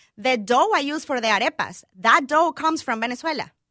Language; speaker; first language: English; non-native, fluent; Spanish